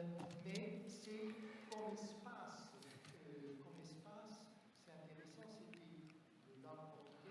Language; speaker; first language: French; non-native, fluent; Portuguese